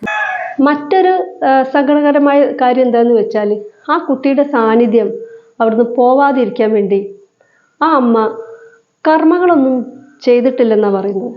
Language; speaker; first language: Malayalam; native; Malayalam